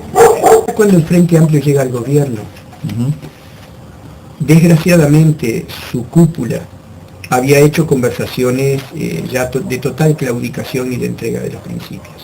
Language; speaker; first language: Spanish; native; Spanish